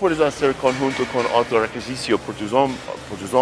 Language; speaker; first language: Spanish; non-native, learner; English